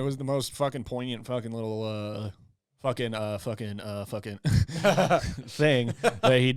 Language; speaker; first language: English; native; English